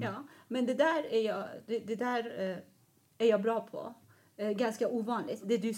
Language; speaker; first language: Swedish; non-native, fluent; Persian